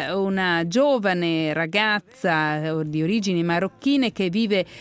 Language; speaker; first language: Italian; native; Italian